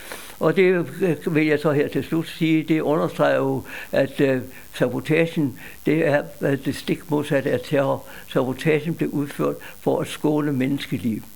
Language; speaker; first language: Danish; native; Danish